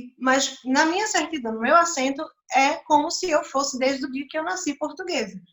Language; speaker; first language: Portuguese; native; Portuguese